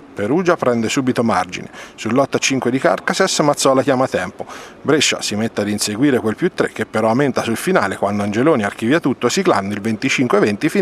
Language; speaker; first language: Italian; native; Italian